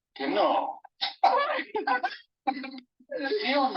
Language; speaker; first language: Spanish; non-native, learner; English